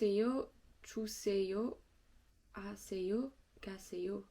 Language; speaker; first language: Korean; non-native, learner; French